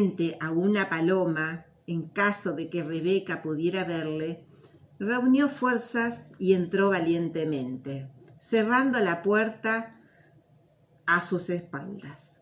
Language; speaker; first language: Spanish; native; Spanish